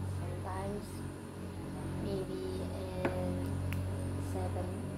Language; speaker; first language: English; non-native, learner; Indonesian